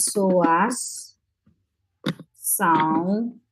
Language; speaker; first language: Portuguese; non-native, fluent; English